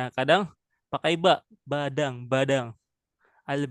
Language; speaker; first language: Indonesian; native; Indonesian